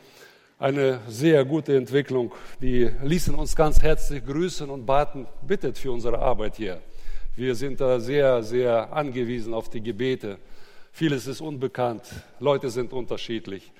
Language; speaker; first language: German; native; German